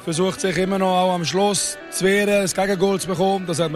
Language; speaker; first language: German; native; German